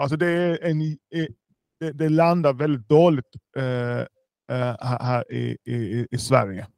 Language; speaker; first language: Swedish; early bilingual, other home language; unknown